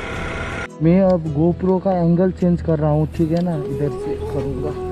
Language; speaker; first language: Hindi; non-native, learner; Nepali